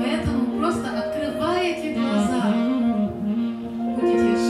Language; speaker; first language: Russian; non-native, learner; German